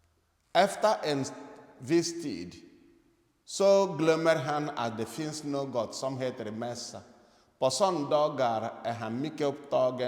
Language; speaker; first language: Swedish; non-native, fluent; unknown